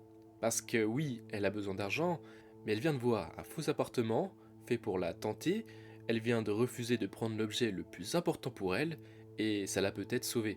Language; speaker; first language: French; native; French